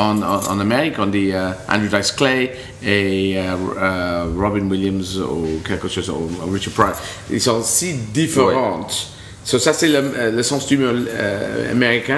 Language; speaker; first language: French; non-native, learner; English